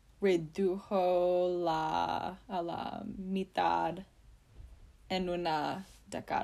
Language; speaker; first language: Spanish; non-native, learner; English